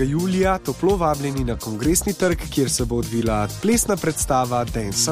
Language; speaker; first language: Slovenian; native; Slovenian